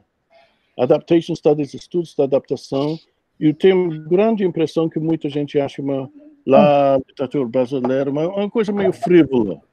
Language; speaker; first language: Portuguese; non-native, fluent; English